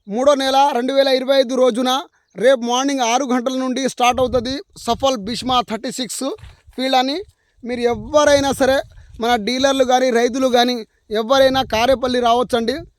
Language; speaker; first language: Telugu; non-native, local second language; Lambadi